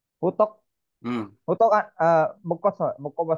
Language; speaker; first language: Korean; non-native, learner; Vietnamese